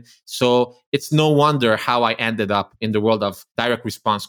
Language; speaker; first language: English; non-native, fluent; Romanian